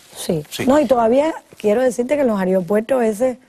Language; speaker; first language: Spanish; native; Spanish